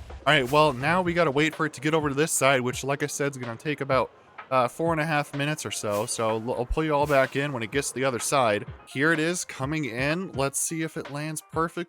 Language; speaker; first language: English; native; English